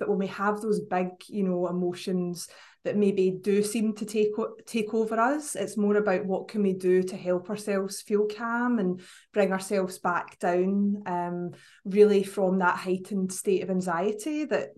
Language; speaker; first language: English; native; English